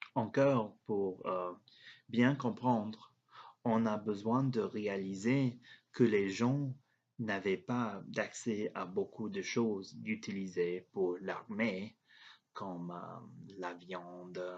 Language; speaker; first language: French; non-native, learner; English